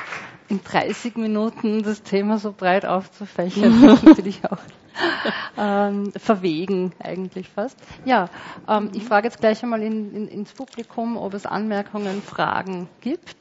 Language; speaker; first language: German; native; German